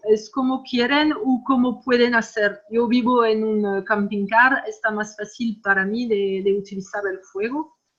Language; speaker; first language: Spanish; non-native, fluent; French